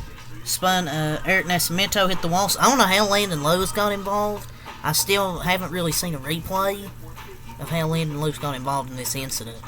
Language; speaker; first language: English; native; English